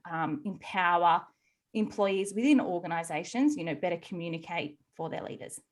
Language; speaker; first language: English; native; English